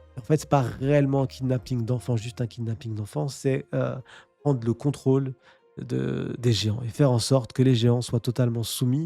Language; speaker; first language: French; native; French